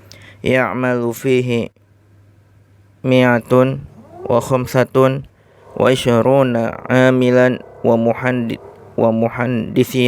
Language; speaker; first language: Arabic; non-native, learner; Indonesian